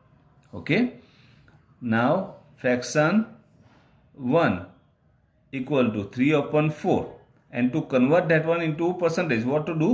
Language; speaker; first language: English; non-native, local second language; Gujarati